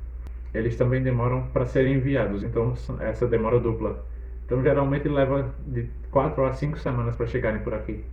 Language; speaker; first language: Portuguese; native; Portuguese